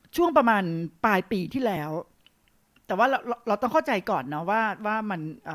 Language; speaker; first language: Thai; native; Thai